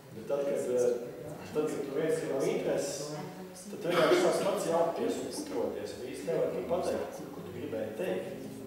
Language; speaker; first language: Latvian; early bilingual, heritage; Latvian